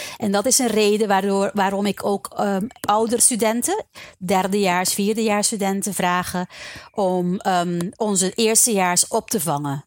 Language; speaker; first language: Dutch; non-native, local second language; Papiamento